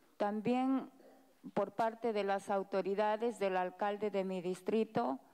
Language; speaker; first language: Spanish; native; Spanish